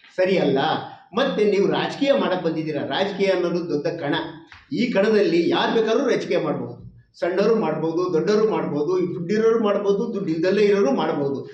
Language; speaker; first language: Kannada; non-native, local second language; Lambadi